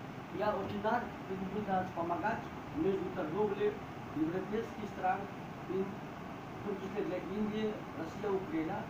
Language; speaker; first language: Russian; non-native, learner; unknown